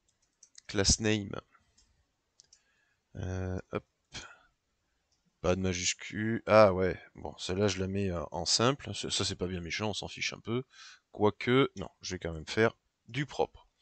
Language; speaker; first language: French; native; French